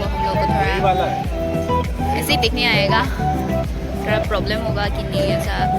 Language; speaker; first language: Hindi; non-native, local second language; Assamese